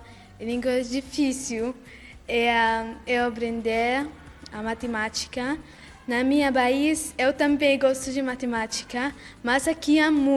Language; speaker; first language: Portuguese; non-native, learner; Arabic